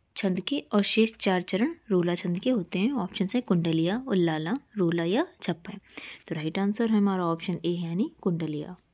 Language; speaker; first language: Hindi; native; Hindi